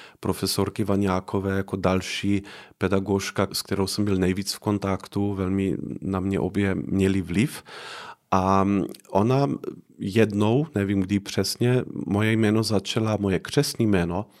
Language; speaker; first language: Czech; non-native, fluent; Slovenian